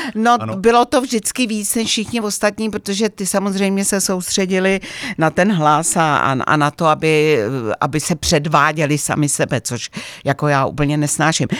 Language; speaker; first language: Czech; native; Czech